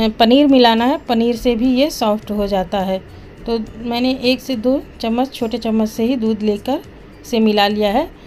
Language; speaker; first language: Hindi; native; Hindi